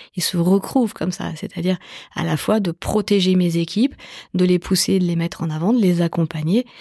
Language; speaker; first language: French; native; French